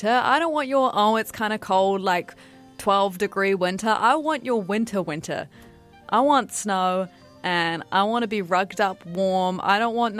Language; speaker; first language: English; native; English